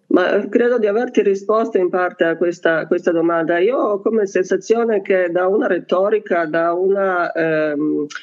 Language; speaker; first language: Italian; non-native, fluent; Bosnian